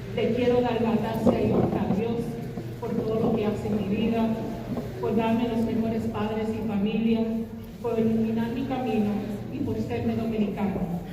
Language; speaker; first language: Spanish; early bilingual, heritage; Spanish